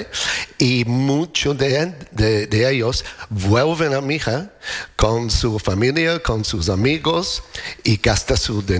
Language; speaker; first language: Spanish; non-native, learner; English